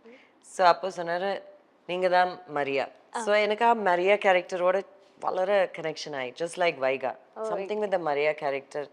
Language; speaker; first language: Tamil; early bilingual, heritage; Tamil